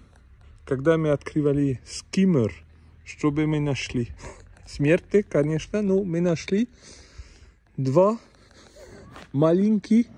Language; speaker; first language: Russian; non-native, learner; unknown